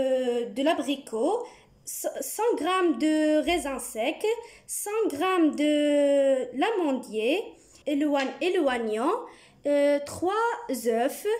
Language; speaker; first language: French; non-native, learner; Arabic